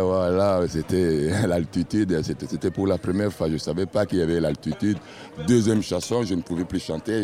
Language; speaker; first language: French; non-native, local second language; Lingala